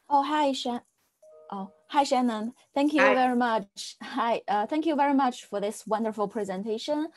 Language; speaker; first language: English; non-native, fluent; Chinese